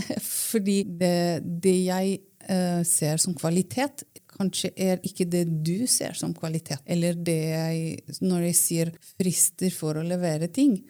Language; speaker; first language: Norwegian; non-native, fluent; Romanian